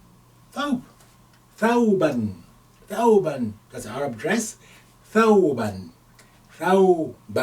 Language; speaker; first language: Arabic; non-native, fluent; English